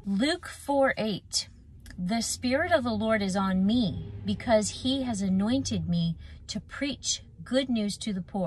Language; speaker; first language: English; native; English